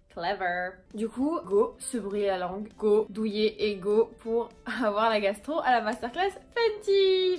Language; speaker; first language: French; early bilingual, other home language; Arabic